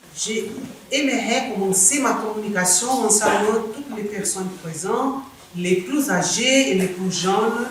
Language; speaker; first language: French; non-native, fluent; Portuguese